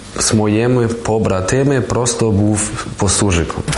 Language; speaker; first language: Ukrainian; non-native, learner; German